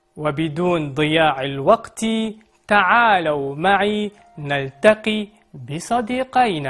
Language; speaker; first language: Arabic; non-native, fluent; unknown